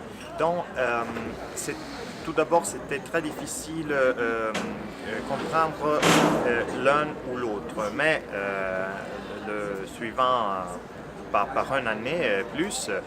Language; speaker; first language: French; non-native, fluent; Italian